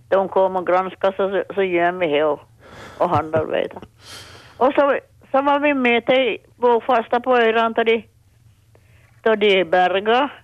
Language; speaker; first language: Swedish; native; Swedish